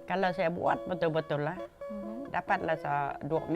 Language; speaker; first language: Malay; non-native, local second language; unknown